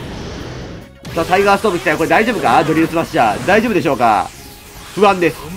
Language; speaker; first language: Japanese; native; Japanese